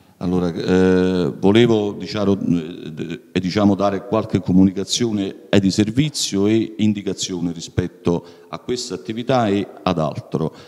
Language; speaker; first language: Italian; native; Italian